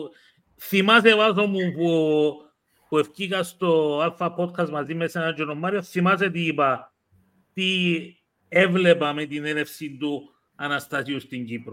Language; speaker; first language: Greek; native; Greek